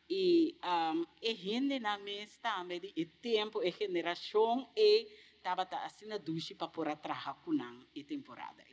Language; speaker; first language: Portuguese; non-native, learner; Papiamento